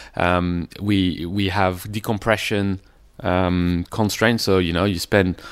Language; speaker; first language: English; non-native, fluent; French